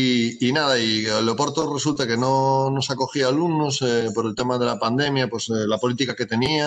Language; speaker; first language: Spanish; native; Spanish